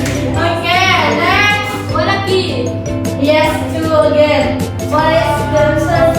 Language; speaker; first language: English; non-native, learner; Indonesian